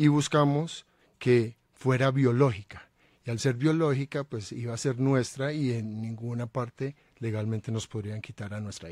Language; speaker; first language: Spanish; native; Spanish